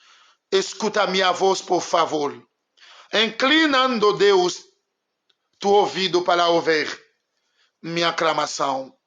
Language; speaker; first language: Portuguese; non-native, learner; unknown